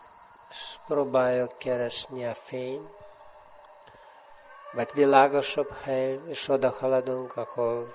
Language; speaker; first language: Hungarian; non-native, fluent; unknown